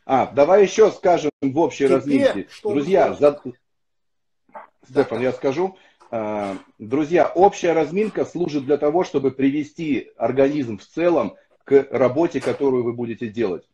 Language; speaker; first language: Russian; native; Russian